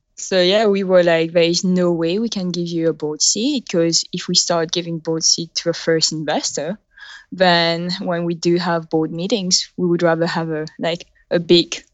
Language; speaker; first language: English; non-native, fluent; French